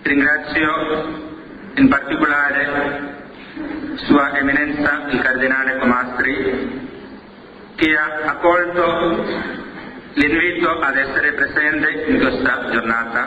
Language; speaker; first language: Italian; non-native, fluent; Malayalam